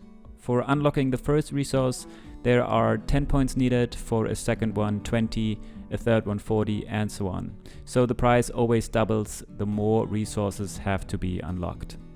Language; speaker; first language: English; non-native, fluent; German